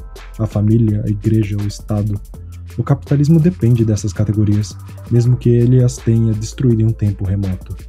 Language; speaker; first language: Portuguese; native; Portuguese